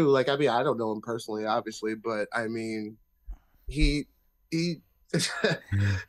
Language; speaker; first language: English; native; English